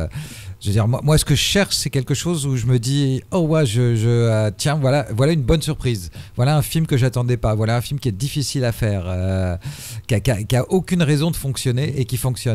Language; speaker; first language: French; native; French